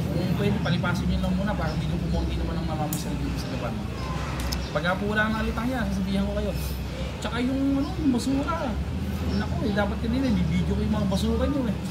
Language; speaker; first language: Filipino; native; Filipino